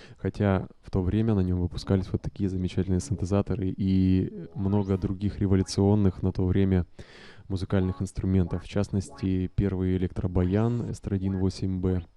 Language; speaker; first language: Russian; native; Russian